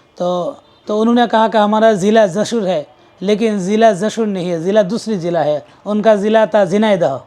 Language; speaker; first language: Urdu; non-native, fluent; Bangla